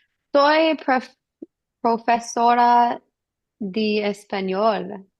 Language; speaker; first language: Spanish; non-native, learner; English